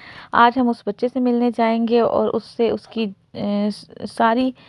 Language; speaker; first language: Hindi; native; Hindi